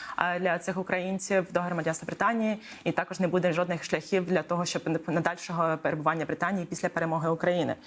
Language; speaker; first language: Ukrainian; native; Ukrainian